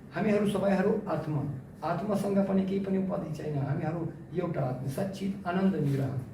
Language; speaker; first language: Nepali; non-native, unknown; Russian